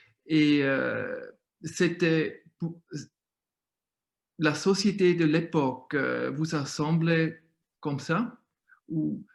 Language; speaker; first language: French; non-native, fluent; German